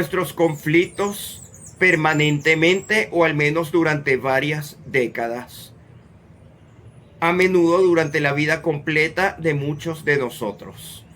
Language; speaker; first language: Spanish; native; Spanish